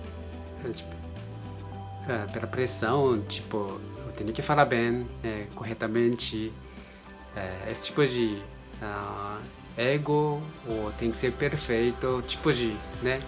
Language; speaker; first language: Portuguese; non-native, learner; Japanese